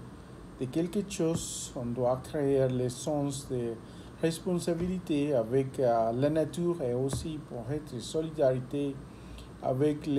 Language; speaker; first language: French; non-native, learner; Spanish